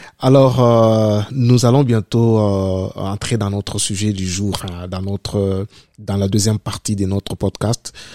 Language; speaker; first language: French; non-native, local second language; Lingala